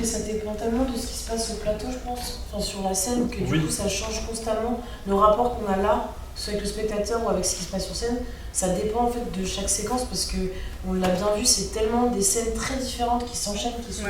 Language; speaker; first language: French; native; French